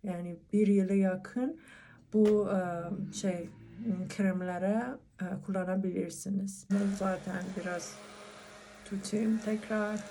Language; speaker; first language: Turkish; non-native, learner; Persian